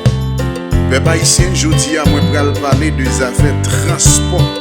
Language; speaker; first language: French; non-native, learner; Haitian Creole